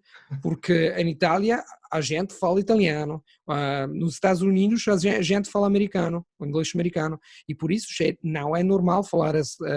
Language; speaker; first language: Portuguese; non-native, fluent; Italian